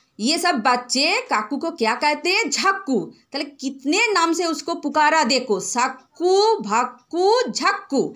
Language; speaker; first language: Hindi; non-native, local second language; Bangla